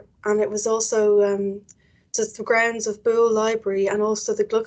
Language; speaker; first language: English; native; English